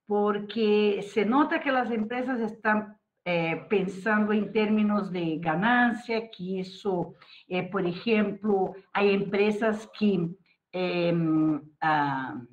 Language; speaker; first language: Spanish; non-native, fluent; Portuguese